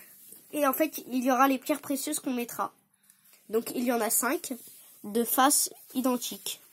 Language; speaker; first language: French; native; French